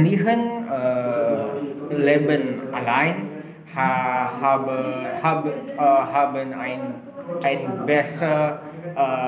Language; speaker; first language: German; non-native, learner; Indonesian